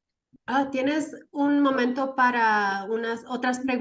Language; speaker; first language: Spanish; early bilingual, heritage; Spanish